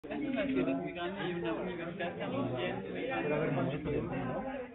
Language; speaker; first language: Spanish; non-native, fluent; German